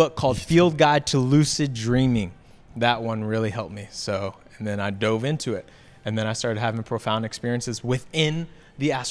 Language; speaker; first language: English; native; English